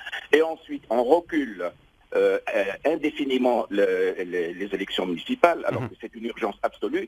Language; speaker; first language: French; non-native, local second language; Arabic